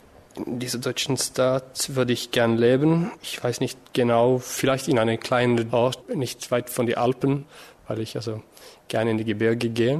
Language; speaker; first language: German; non-native, fluent; Norwegian